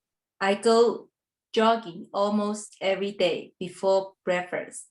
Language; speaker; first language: English; non-native, learner; Chinese